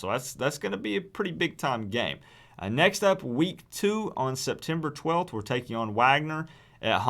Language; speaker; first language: English; native; English